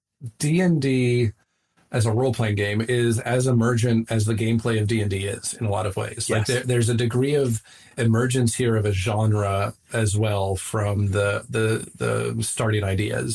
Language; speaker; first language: English; native; English